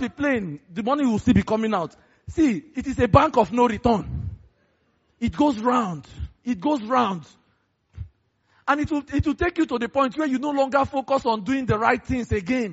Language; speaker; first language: English; non-native, local second language; Yoruba